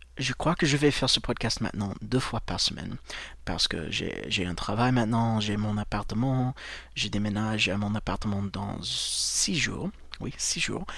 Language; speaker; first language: French; non-native, fluent; English